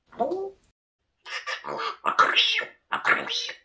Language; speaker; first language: Russian; native; Russian